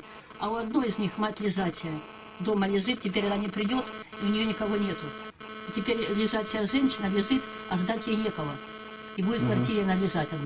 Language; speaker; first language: Russian; native; Russian